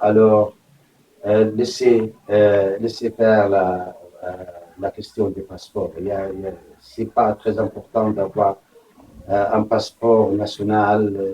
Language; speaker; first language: French; non-native, fluent; Arabic